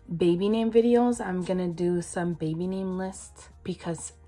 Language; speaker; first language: English; native; English